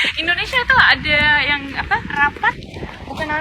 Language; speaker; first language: Indonesian; non-native, learner; Japanese